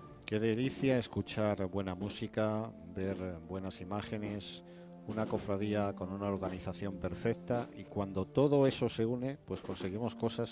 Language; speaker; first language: Spanish; native; Spanish